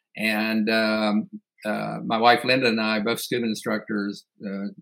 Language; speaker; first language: English; native; English